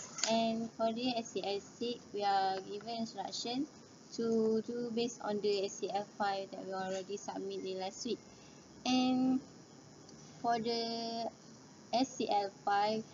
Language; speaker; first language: English; non-native, learner; Malay